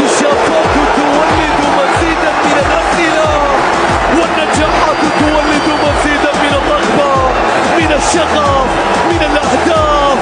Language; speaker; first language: Arabic; native; Arabic